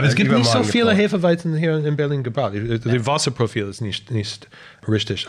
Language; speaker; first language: German; non-native, fluent; English